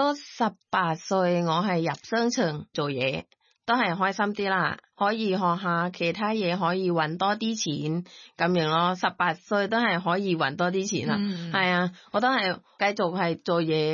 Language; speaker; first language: Cantonese; non-native, learner; Thai